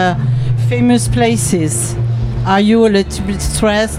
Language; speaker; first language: English; non-native, learner; French